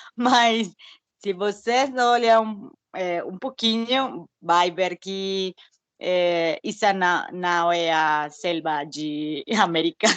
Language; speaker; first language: Portuguese; non-native, learner; Spanish